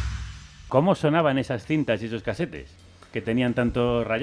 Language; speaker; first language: Spanish; native; Spanish